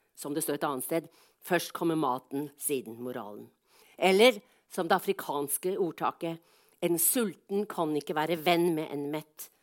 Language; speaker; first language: Norwegian; native; Norwegian